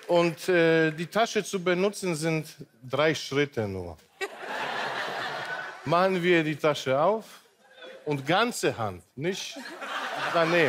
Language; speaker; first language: German; non-native, local second language; Polish